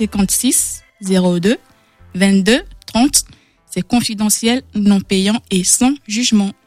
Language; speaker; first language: French; native; French